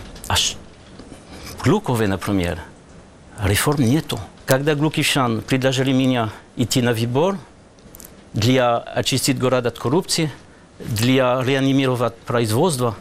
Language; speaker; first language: Russian; non-native, learner; French